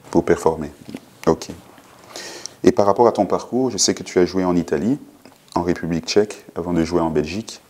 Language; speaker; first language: French; native; French